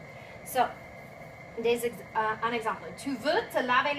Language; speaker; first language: French; non-native, fluent; English